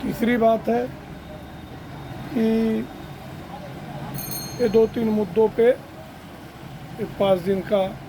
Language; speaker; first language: Hindi; native; Hindi